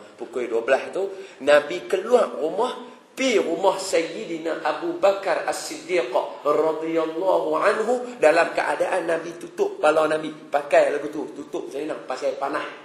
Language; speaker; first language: Malay; native; Malay